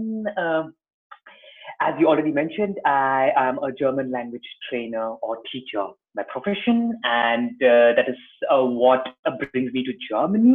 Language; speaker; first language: English; non-native, local second language; Tamil